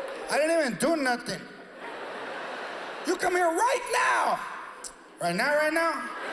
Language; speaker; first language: English; early bilingual, other home language; Spanish